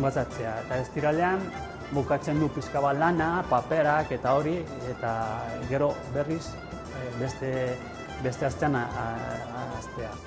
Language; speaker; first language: Basque; non-native, learner; Italian